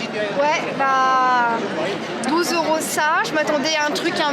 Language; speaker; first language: French; native; French